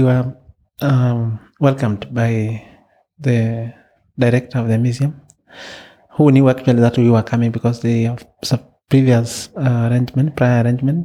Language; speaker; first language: English; non-native, local second language; Masai